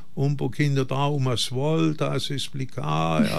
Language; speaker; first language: Portuguese; non-native, fluent; German